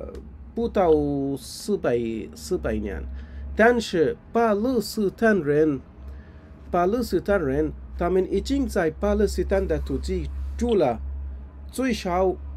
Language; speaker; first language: Chinese; non-native, fluent; Arabic